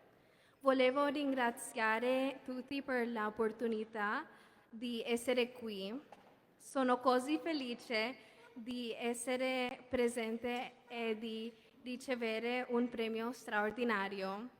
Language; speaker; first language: Italian; non-native, learner; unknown